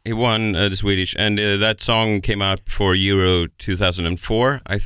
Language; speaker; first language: English; non-native, fluent; Swedish